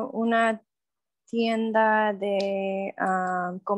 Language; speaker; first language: Spanish; non-native, learner; English